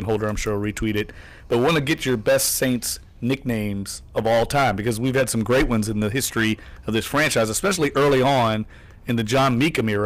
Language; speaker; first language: English; native; English